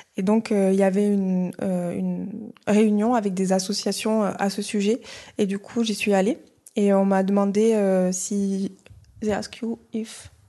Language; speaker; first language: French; non-native, fluent; Bini